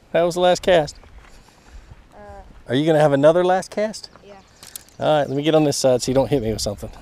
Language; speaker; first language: English; native; English